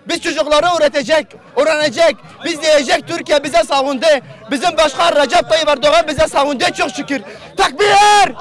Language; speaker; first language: Turkish; non-native, learner; Arabic